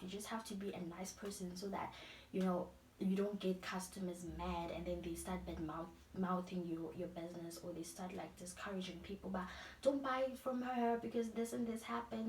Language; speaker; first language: English; non-native, local second language; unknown